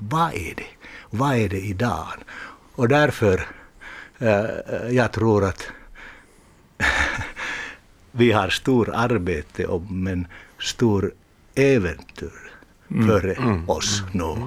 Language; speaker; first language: Swedish; non-native, learner; Finnish